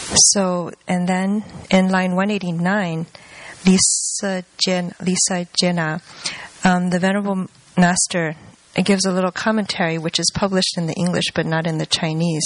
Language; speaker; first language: English; early bilingual, other home language; Chinese